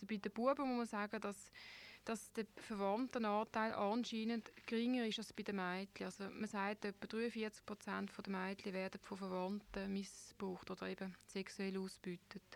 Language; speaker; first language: German; native; German